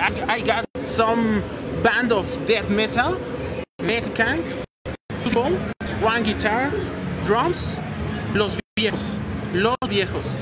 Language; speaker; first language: English; non-native, learner; Spanish